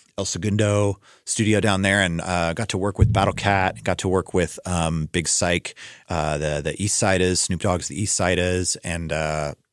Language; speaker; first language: English; native; English